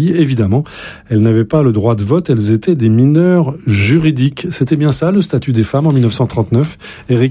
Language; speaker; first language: French; native; French